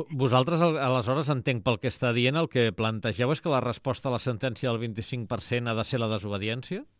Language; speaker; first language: Catalan; native; Catalan